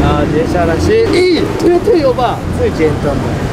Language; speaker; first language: Chinese; non-native, fluent; Japanese